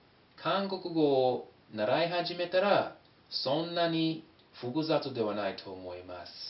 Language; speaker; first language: Japanese; non-native, fluent; English